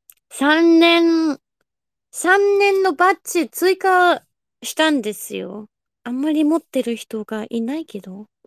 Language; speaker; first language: Japanese; non-native, fluent; German